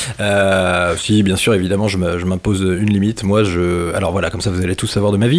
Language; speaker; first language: French; native; French